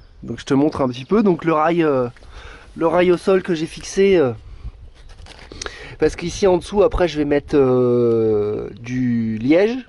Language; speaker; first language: French; native; French